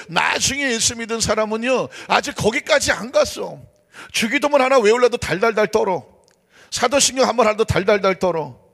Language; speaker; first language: Korean; native; Korean